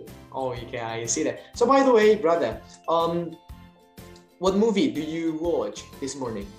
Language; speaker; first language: English; non-native, learner; Indonesian